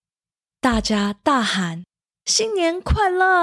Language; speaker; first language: Chinese; early bilingual, heritage; Chinese